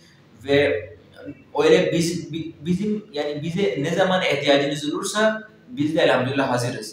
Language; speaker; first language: Turkish; non-native, fluent; Urdu